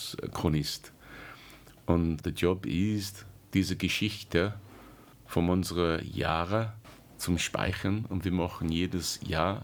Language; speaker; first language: German; non-native, fluent; English